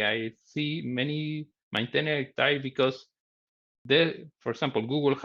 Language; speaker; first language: English; non-native, learner; Spanish